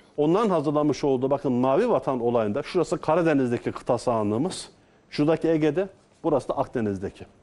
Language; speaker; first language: Turkish; native; Turkish